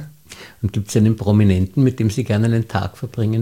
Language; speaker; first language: German; native; German